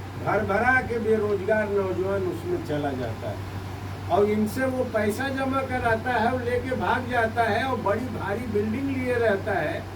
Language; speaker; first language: Hindi; native; Hindi